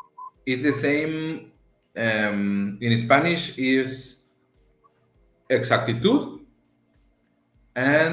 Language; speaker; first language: English; non-native, learner; Spanish